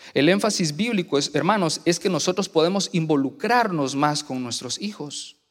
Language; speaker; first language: Spanish; native; Spanish